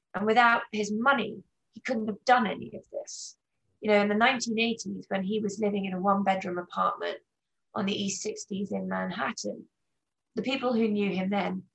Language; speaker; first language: English; native; English